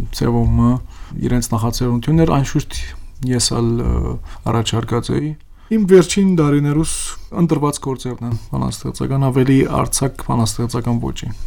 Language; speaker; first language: Armenian; early bilingual, heritage; Armenian